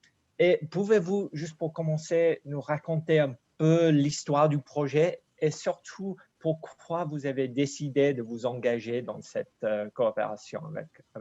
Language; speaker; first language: French; non-native, fluent; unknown